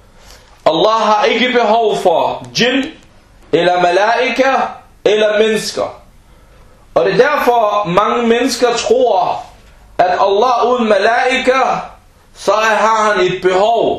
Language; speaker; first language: Danish; early bilingual, other home language; Arabic